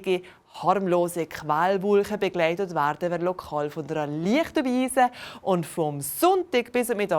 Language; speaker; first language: German; native; German